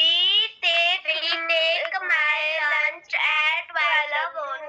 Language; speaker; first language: English; non-native, learner; Hindi